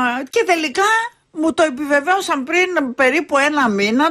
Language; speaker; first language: Greek; native; Greek